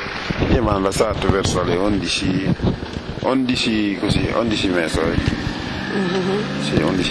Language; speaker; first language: Italian; non-native, learner; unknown